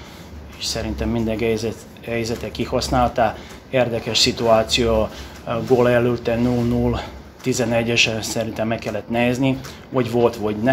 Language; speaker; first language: Hungarian; non-native, learner; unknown